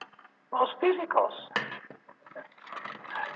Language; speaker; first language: Spanish; non-native, learner; English